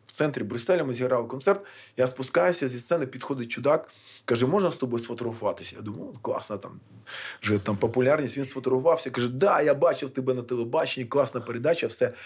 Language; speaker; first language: Ukrainian; non-native, local second language; Russian